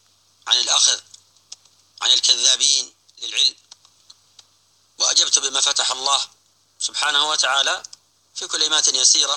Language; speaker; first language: Arabic; native; Arabic